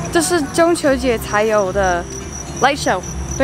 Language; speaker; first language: Chinese; non-native, fluent; English